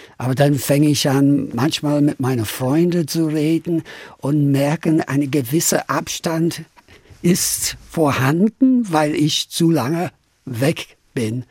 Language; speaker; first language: German; non-native, fluent; English